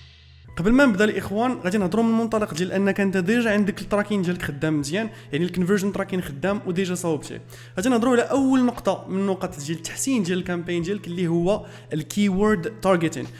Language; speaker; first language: Arabic; native; Arabic